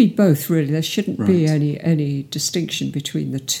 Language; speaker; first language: English; native; English